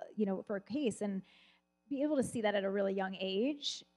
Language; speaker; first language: English; native; English